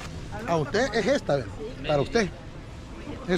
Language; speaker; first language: Spanish; native; Spanish